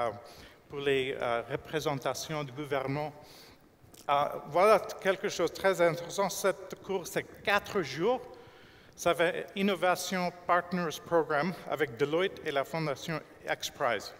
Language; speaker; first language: French; non-native, fluent; English